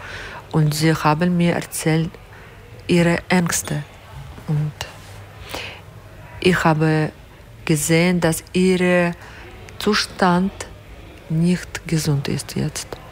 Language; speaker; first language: German; non-native, learner; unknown